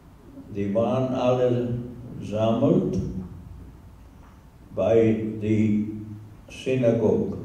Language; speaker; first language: German; non-native, learner; Hungarian